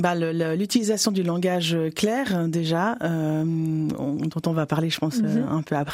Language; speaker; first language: French; native; French